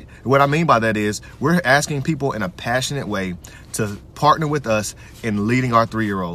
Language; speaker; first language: English; native; English